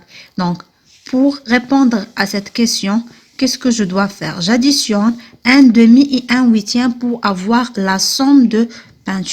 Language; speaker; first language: French; non-native, local second language; Arabic